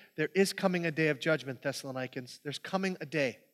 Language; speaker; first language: English; native; English